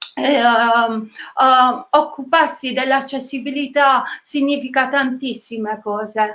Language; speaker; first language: Italian; native; Italian